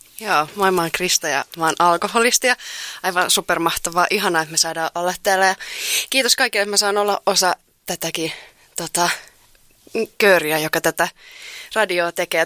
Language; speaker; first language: Finnish; native; Finnish